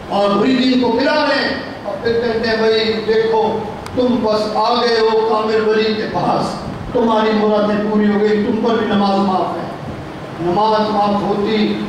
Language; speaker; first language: Urdu; non-native, local second language; Punjabi